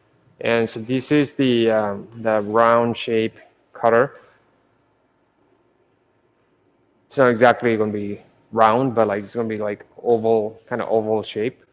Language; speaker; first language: English; non-native, fluent; Japanese